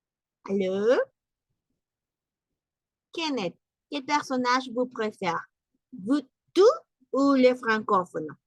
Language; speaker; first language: French; non-native, learner; Spanish